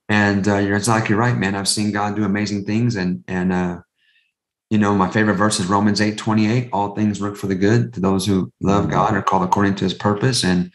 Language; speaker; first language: English; native; English